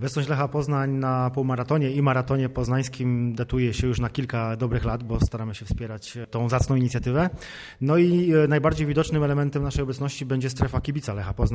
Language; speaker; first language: Polish; native; Polish